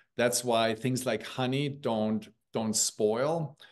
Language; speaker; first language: English; early bilingual, other home language; German